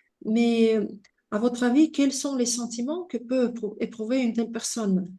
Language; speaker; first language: French; non-native, fluent; Russian